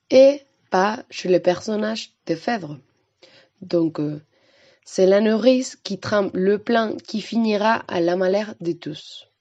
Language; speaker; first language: French; non-native, learner; Spanish